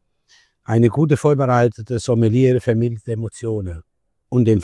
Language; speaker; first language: German; non-native, fluent; Italian